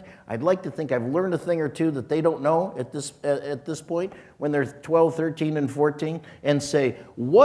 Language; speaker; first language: English; native; English